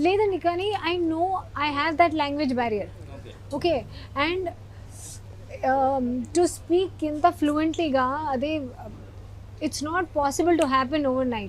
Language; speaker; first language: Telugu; non-native, learner; Hindi